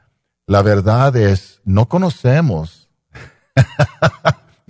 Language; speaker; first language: Spanish; non-native, fluent; English